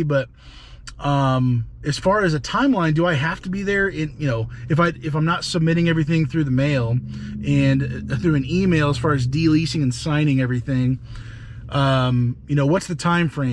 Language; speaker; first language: English; native; English